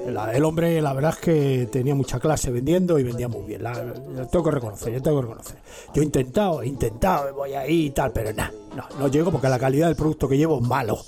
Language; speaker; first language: Spanish; native; Spanish